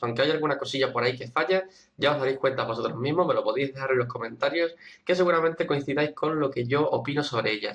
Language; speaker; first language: Spanish; native; Spanish